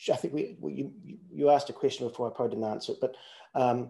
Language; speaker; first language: English; native; English